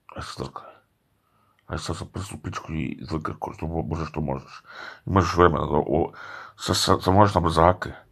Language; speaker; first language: Serbian; early bilingual, heritage; Serbian